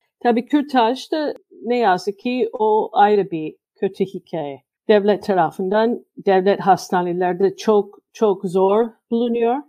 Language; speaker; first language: Turkish; non-native, fluent; English